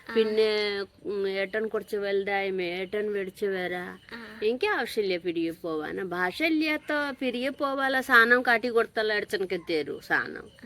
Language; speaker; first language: Malayalam; non-native, local second language; Hindi